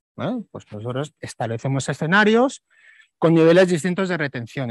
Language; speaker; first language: Spanish; native; Spanish